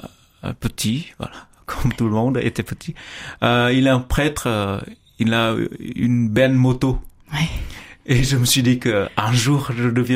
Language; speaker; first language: French; non-native, learner; Vietnamese